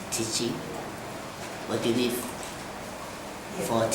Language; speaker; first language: English; non-native, learner; Thai